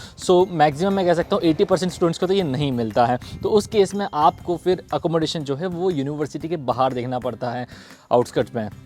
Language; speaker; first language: Hindi; native; Hindi